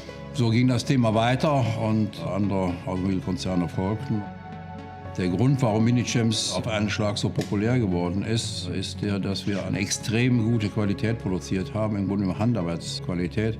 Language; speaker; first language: German; native; German